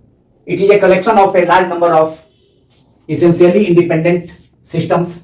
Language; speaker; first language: English; non-native, local second language; Hindi